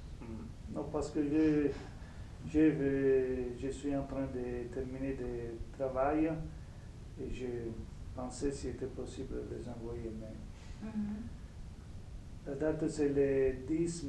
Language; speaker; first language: French; non-native, fluent; Italian